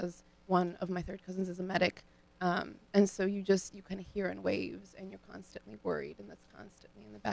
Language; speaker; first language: English; early bilingual, other home language; Ukrainian